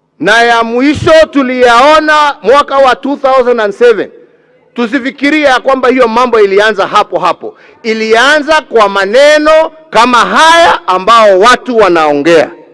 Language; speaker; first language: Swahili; non-native, local second language; Kikuyu